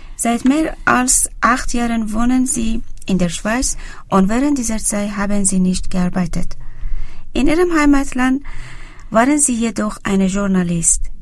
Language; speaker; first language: German; non-native, learner; Persian